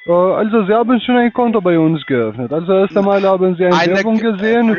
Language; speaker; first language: German; non-native, learner; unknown